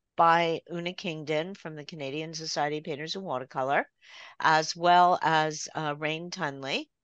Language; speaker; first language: English; native; English